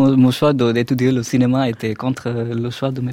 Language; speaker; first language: French; non-native, fluent; Bangla